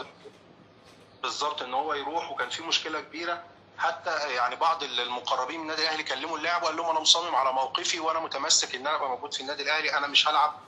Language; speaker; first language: Arabic; native; Arabic